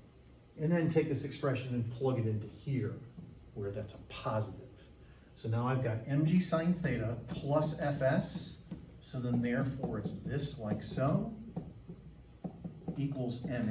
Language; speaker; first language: English; native; English